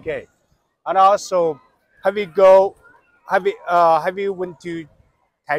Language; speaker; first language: English; non-native, learner; Chinese